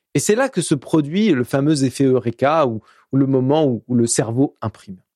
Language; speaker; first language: French; native; French